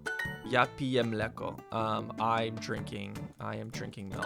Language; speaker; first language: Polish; non-native, learner; English